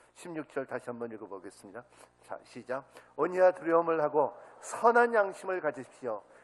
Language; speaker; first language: Korean; native; Korean